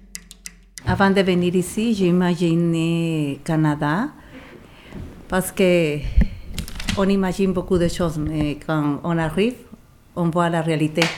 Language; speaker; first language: French; non-native, fluent; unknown